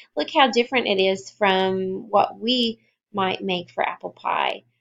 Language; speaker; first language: English; native; English